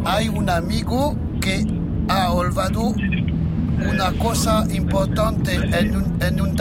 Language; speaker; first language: Spanish; non-native, learner; French